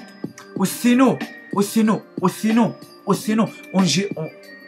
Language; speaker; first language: French; non-native, learner; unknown